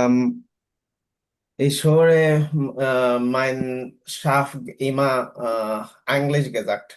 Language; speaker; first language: German; non-native, learner; Bangla